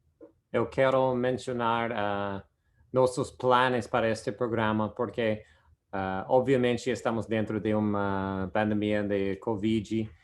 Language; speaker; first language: Portuguese; non-native, fluent; English